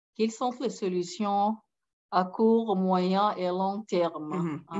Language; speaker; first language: French; non-native, fluent; Arabic